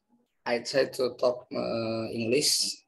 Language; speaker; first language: English; non-native, learner; Indonesian